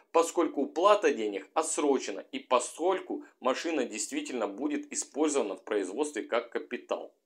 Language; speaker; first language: Russian; native; Russian